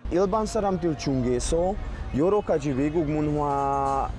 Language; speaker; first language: Korean; non-native, fluent; Slovak